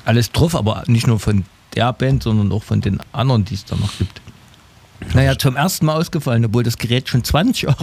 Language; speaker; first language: German; native; German